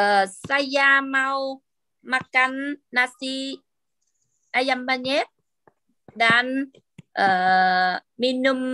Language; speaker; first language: Indonesian; non-native, learner; Vietnamese